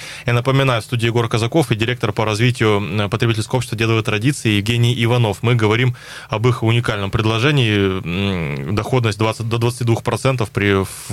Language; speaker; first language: Russian; native; Russian